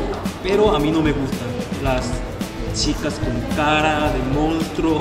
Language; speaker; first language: Spanish; non-native, fluent; Korean